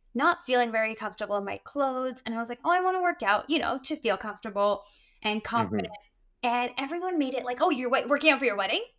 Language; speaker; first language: English; early bilingual, other home language; Arabic